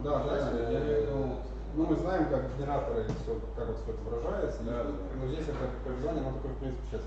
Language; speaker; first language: Russian; native; Russian